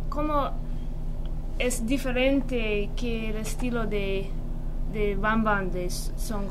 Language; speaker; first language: Spanish; non-native, fluent; English